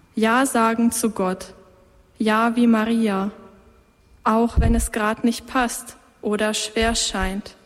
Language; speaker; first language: German; native; German